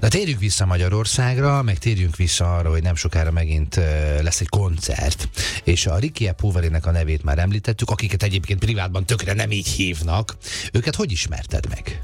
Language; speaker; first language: Hungarian; native; Hungarian